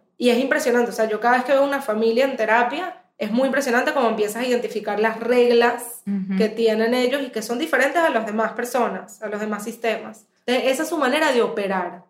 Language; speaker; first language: Spanish; native; Spanish